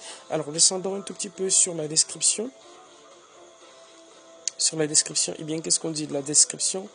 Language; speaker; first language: French; native; French